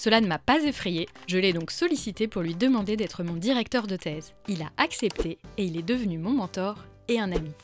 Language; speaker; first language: French; early bilingual, other home language; Arabic